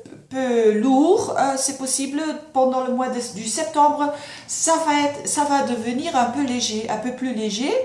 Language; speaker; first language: French; non-native, fluent; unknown